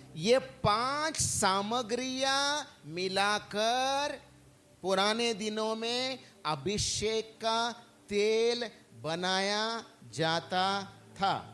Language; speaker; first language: Hindi; non-native, local second language; Marathi